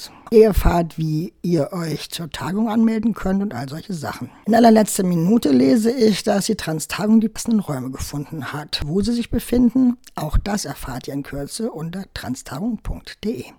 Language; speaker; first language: German; native; German